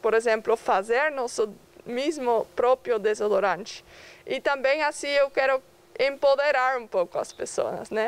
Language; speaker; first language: Portuguese; non-native, fluent; Dutch